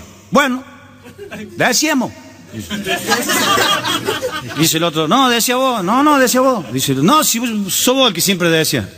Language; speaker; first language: Spanish; native; Spanish